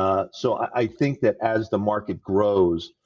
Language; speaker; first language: English; native; English